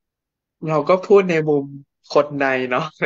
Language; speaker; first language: Thai; native; Thai